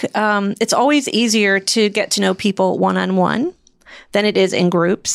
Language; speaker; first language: English; native; English